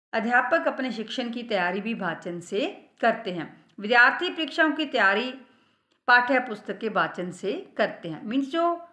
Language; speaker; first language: Hindi; non-native, local second language; Punjabi